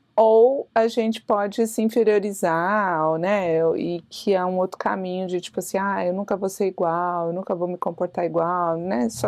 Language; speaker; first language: Portuguese; native; Portuguese